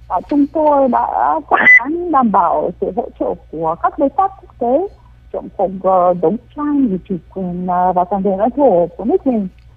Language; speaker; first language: Vietnamese; non-native, fluent; Ukrainian